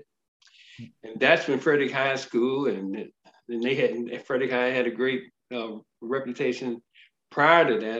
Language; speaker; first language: English; native; English